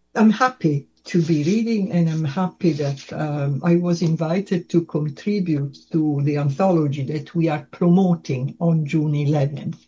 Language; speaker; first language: English; non-native, fluent; Italian